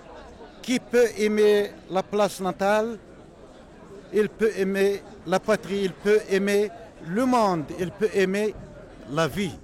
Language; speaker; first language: French; non-native, local second language; Berber languages